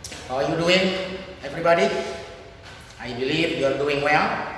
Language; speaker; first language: English; non-native, fluent; Indonesian